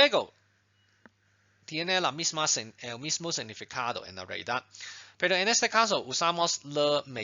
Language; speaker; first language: Spanish; non-native, fluent; Chinese